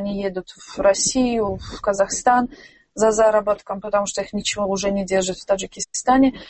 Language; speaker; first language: Russian; non-native, local second language; Tajik